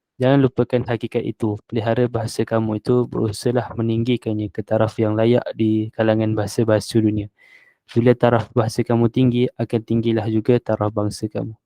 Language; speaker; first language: Malay; native; Malay